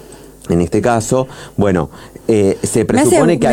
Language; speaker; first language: Spanish; native; Spanish